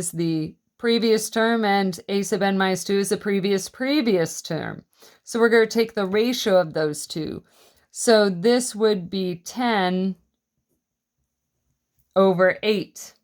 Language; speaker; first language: English; native; English